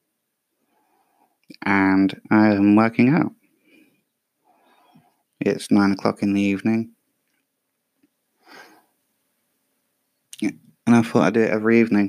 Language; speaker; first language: English; native; English